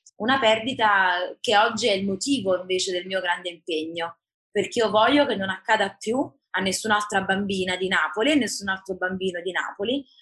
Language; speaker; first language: Italian; native; Italian